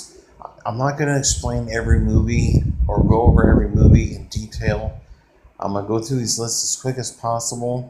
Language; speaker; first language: English; native; English